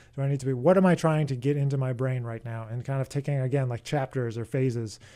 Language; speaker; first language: English; native; English